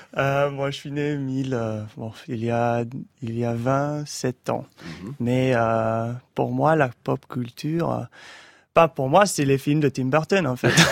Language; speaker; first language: French; non-native, fluent; English